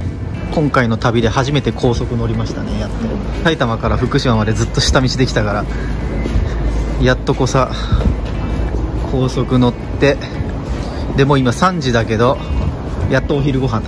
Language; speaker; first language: Japanese; native; Japanese